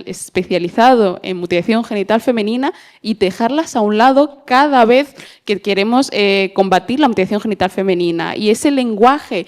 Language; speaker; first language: Spanish; native; Spanish